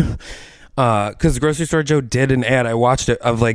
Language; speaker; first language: English; native; English